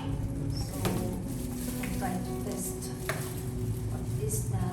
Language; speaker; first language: English; non-native, learner; Filipino